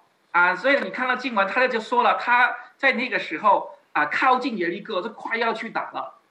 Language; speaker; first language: Chinese; native; Chinese